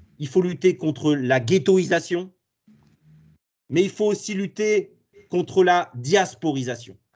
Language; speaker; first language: French; native; French